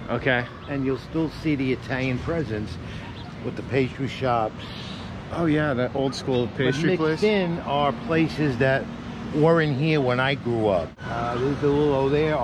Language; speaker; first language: English; native; English